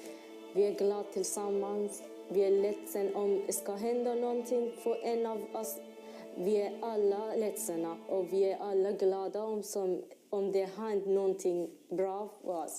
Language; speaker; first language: Swedish; non-native, learner; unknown